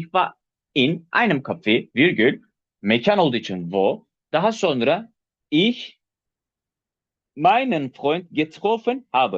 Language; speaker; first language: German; non-native, fluent; Turkish